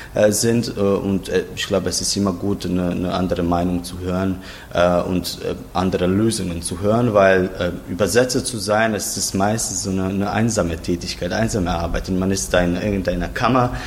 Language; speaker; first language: German; non-native, fluent; Croatian